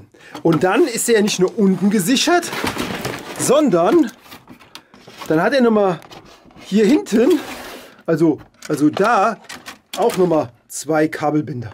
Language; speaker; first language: German; native; German